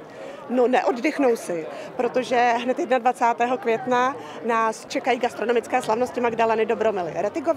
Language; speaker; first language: Czech; native; Czech